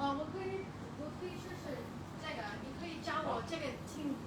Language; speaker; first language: Chinese; non-native, learner; English